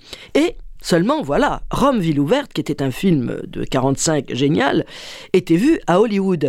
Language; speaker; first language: French; native; French